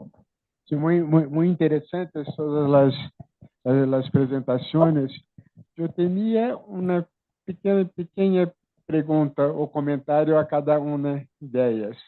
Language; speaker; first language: Spanish; non-native, fluent; Portuguese